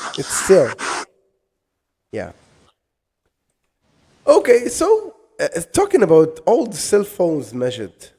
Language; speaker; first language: English; non-native, fluent; Arabic